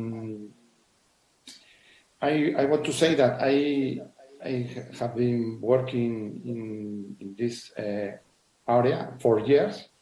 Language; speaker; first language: English; non-native, learner; Spanish